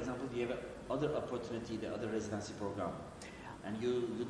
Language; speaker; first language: English; non-native, learner; Turkish